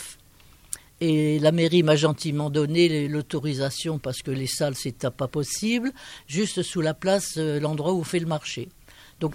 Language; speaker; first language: French; native; French